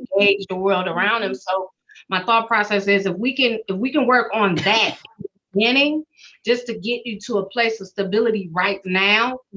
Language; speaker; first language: English; native; English